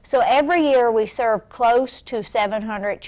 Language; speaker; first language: English; native; English